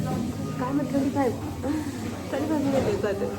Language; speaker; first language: English; non-native, learner; Tibetan